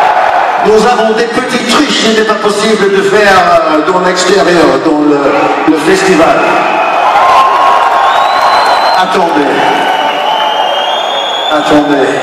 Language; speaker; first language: French; non-native, learner; English